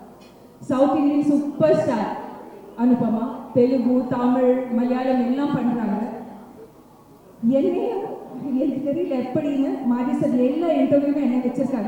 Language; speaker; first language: Tamil; non-native, learner; Malayalam